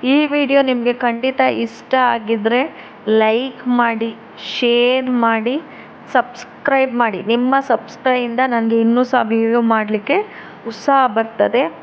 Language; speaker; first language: Kannada; non-native, local second language; Tulu